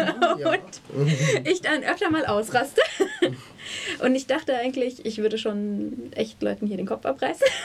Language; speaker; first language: German; native; German